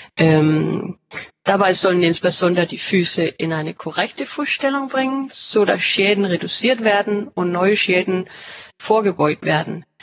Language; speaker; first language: German; non-native, fluent; Danish